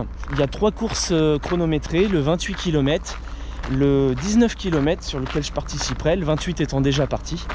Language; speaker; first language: French; native; French